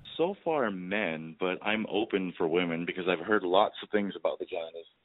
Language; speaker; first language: English; native; English